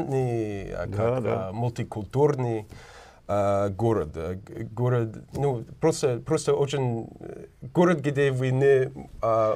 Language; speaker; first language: Russian; non-native, learner; English